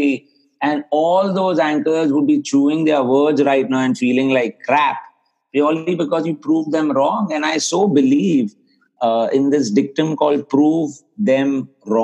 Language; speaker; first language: English; non-native, local second language; Hindi